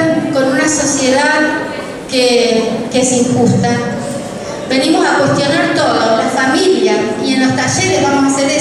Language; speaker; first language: Spanish; native; Spanish